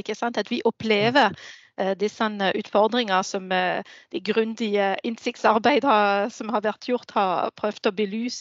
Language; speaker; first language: Norwegian; non-native, fluent; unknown